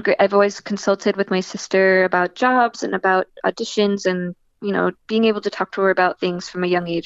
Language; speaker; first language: English; native; English